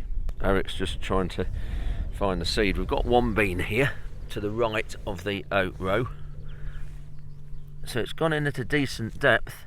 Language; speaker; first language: English; native; English